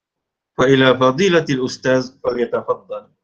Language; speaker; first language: Arabic; non-native, fluent; Malay